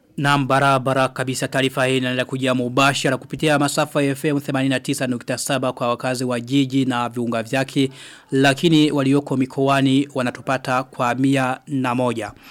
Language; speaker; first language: Swahili; non-native, local second language; Rundi